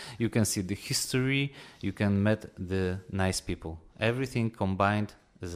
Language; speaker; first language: English; non-native, fluent; Polish